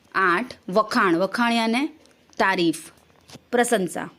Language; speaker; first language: Hindi; non-native, local second language; Gujarati